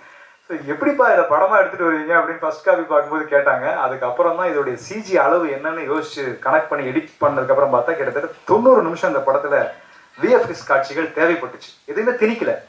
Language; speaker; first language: Tamil; native; Tamil